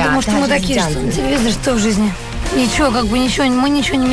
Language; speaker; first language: Russian; native; Russian